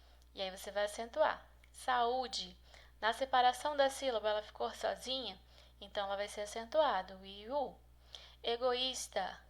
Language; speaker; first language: Portuguese; native; Portuguese